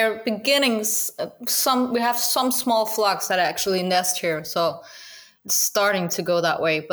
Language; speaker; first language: English; non-native, fluent; Danish